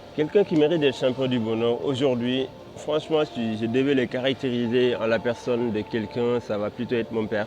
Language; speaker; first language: French; non-native, local second language; Wolof